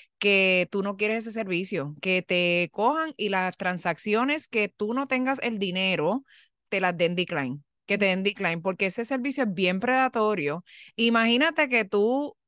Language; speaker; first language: Spanish; early bilingual, heritage; Spanish